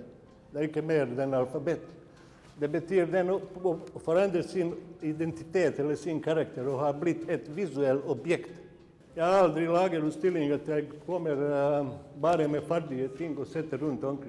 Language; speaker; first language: Norwegian; non-native, fluent; Bosnian